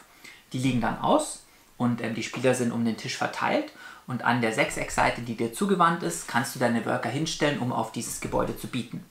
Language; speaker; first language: German; native; German